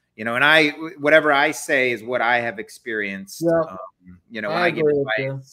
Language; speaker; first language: English; native; English